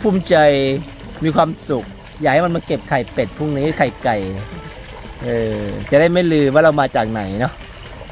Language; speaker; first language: Thai; native; Thai